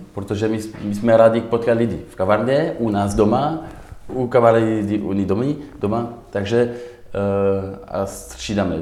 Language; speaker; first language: Czech; non-native, learner; French